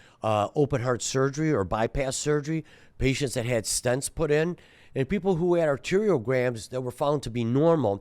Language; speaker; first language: English; native; English